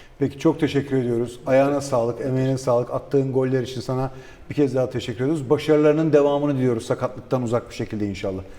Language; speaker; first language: Turkish; native; Turkish